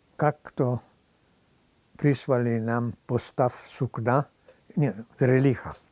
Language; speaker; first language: Russian; non-native, fluent; Polish